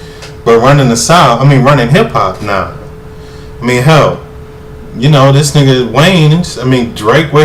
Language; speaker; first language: English; native; English